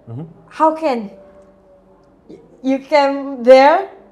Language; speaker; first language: English; non-native, learner; Indonesian